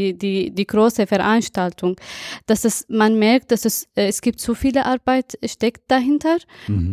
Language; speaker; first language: German; non-native, fluent; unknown